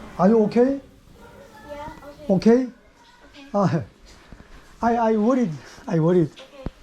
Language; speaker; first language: English; non-native, learner; Korean